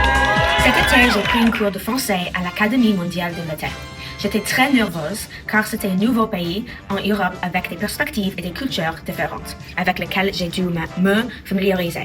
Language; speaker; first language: French; non-native, learner; English